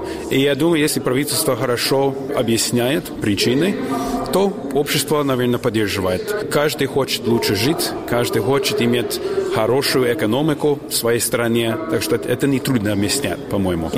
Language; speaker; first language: Russian; non-native, fluent; English